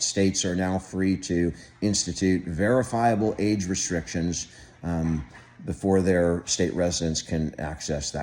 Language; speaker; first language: English; native; English